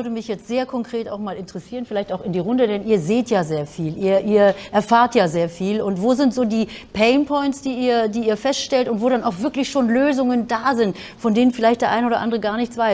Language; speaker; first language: German; native; German